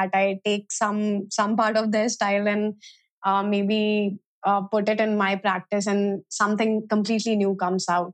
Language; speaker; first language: English; non-native, local second language; Hindi